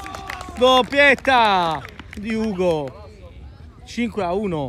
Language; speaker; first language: Italian; native; Italian